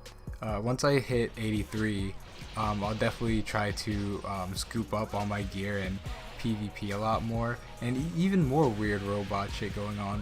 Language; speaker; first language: English; native; English